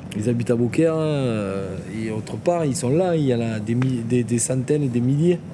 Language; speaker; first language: French; native; French